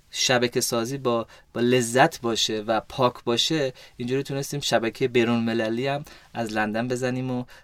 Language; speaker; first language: Persian; early bilingual, heritage; Persian